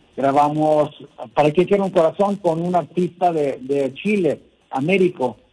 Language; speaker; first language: Spanish; early bilingual, heritage; Spanish